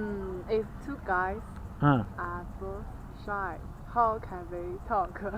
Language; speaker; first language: English; non-native, learner; Chinese